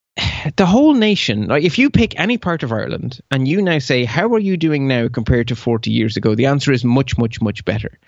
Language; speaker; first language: English; early bilingual, other home language; Dutch